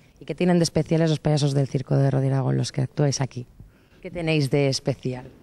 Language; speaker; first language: Spanish; native; Spanish